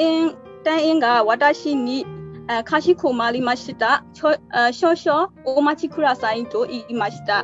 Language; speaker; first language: Japanese; non-native, learner; Burmese